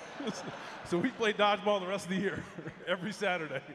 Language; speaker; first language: English; native; English